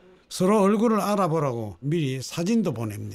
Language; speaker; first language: Korean; native; Korean